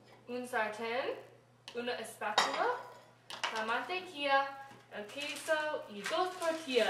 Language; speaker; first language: Spanish; non-native, learner; English